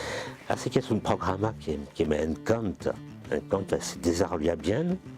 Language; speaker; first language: Spanish; non-native, fluent; French